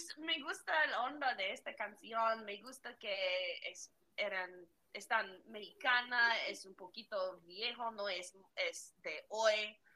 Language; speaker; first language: Spanish; non-native, learner; English